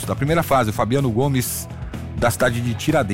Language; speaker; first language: Portuguese; native; Portuguese